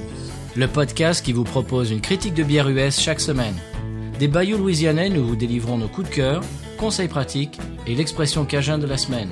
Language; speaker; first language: French; native; French